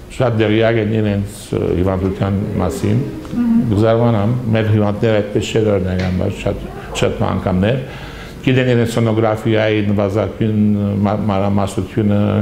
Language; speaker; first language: Armenian; early bilingual, heritage; Armenian